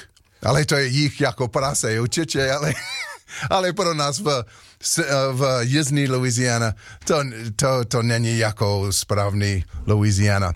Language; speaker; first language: Czech; non-native, learner; English